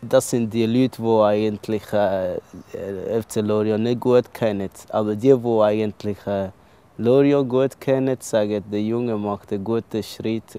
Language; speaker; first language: German; early bilingual, other home language; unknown